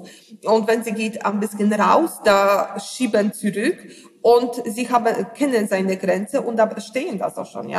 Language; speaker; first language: German; non-native, learner; Polish